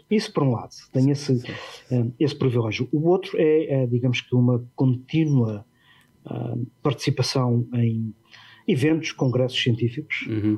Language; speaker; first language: Portuguese; native; Portuguese